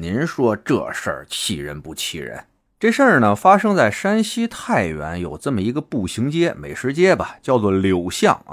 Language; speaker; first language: Chinese; native; Chinese